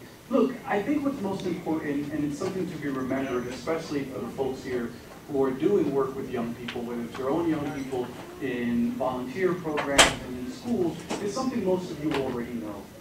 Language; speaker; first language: English; early bilingual, other home language; Spanish